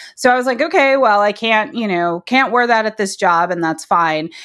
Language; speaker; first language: English; native; English